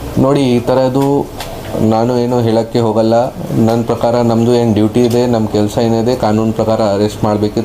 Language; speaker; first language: Kannada; non-native, fluent; Hindi